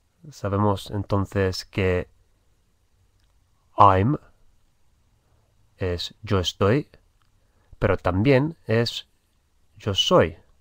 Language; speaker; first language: Spanish; native; Spanish